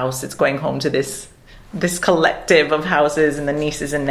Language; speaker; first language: English; native; English